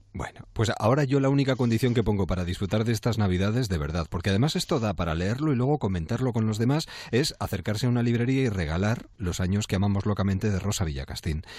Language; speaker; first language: Spanish; native; Spanish